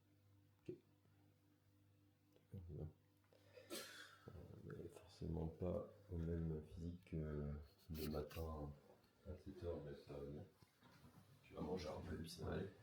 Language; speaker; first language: French; native; French